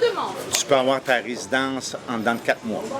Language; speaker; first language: French; native; French